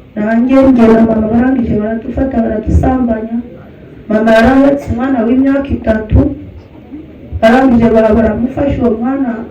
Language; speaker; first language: Kinyarwanda; early bilingual, heritage; Kinyarwanda